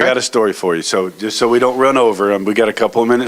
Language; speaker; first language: English; native; English